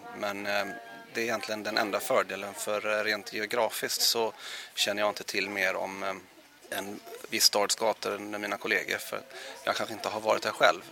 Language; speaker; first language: Swedish; native; Swedish